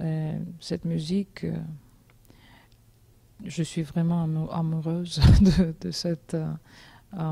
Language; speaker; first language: French; non-native, learner; Georgian